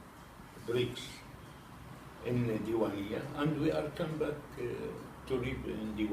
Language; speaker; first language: English; non-native, learner; Hebrew